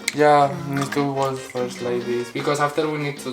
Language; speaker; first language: English; non-native, learner; Spanish